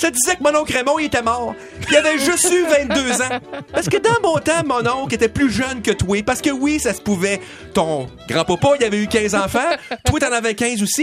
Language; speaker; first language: French; native; French